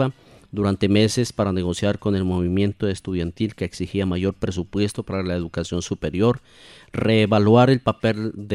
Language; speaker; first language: Spanish; native; Spanish